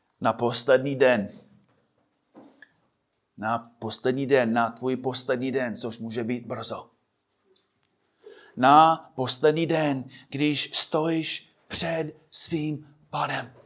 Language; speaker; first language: Czech; non-native, fluent; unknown